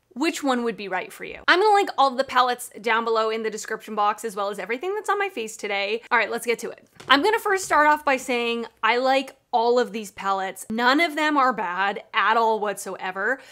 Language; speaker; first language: English; native; English